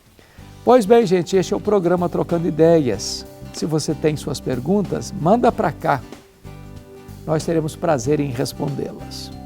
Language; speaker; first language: Portuguese; native; Portuguese